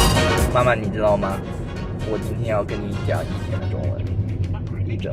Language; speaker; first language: Chinese; non-native, fluent; English